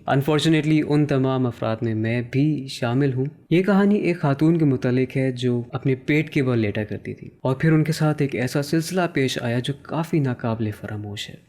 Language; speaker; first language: Urdu; native; Urdu